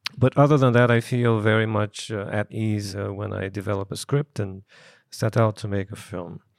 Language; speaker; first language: English; non-native, fluent; Portuguese